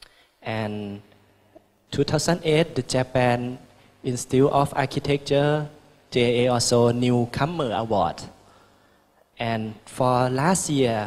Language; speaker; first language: English; non-native, learner; Thai